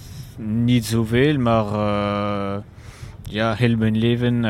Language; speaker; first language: Dutch; non-native, learner; French